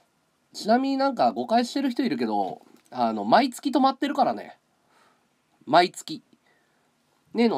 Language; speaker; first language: Japanese; native; Japanese